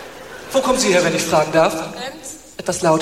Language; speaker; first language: German; native; German